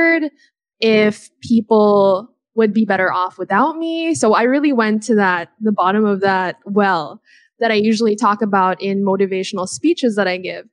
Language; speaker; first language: English; native; English